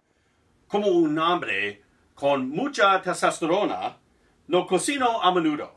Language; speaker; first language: Spanish; non-native, learner; English